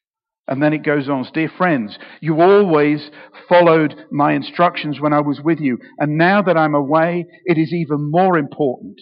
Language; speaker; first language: English; native; English